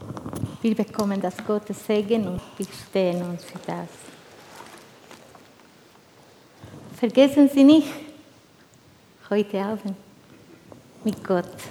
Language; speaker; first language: German; non-native, fluent; Spanish